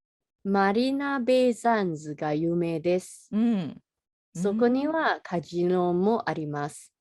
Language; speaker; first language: Japanese; non-native, learner; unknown